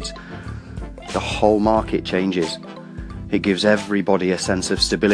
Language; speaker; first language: English; native; English